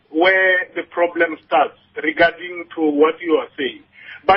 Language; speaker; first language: English; non-native, local second language; Northern Sotho